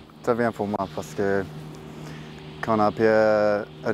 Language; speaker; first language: French; non-native, learner; English